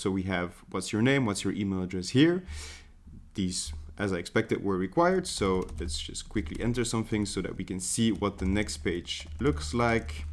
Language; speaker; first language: English; non-native, fluent; Dutch